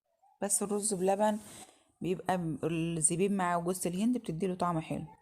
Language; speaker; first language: Arabic; native; Arabic